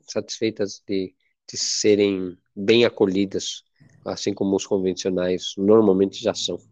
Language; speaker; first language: Portuguese; non-native, fluent; Spanish